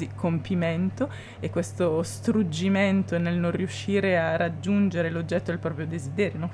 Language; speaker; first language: Italian; native; Italian